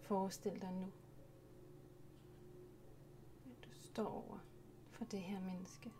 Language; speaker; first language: Danish; native; Danish